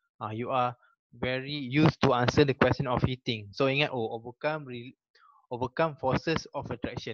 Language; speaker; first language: English; non-native, local second language; Malay